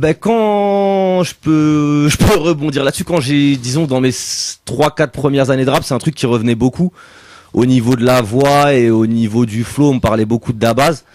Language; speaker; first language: French; native; French